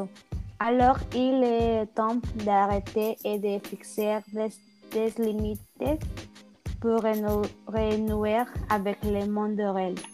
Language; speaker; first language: French; non-native, learner; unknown